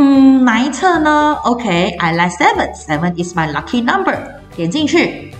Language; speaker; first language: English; non-native, fluent; Chinese